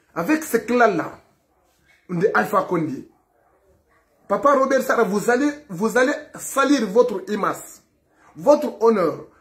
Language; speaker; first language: French; non-native, local second language; Fula